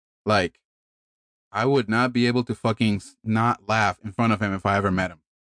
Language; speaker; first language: English; early bilingual, other home language; Spanish